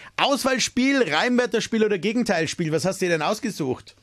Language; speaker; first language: German; native; German